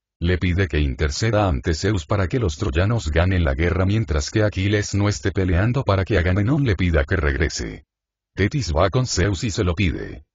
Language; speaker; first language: Spanish; native; Spanish